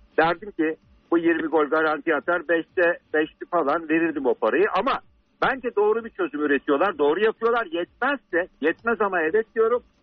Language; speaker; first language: Turkish; native; Turkish